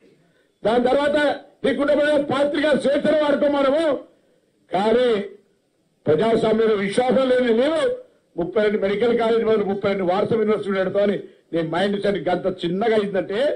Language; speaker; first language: Telugu; native; Telugu